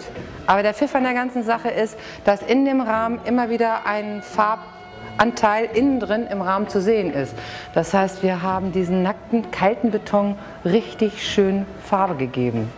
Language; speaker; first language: German; native; German